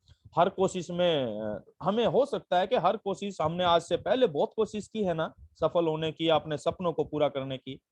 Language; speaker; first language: Hindi; native; Hindi